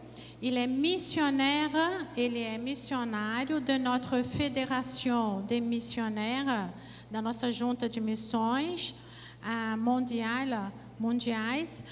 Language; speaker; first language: French; non-native, fluent; Portuguese